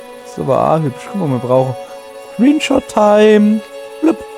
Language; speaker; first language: German; native; German